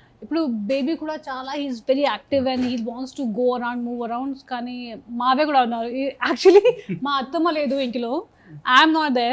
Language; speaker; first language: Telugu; non-native, fluent; Hindi